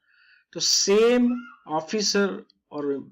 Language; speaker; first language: English; non-native, local second language; Hindi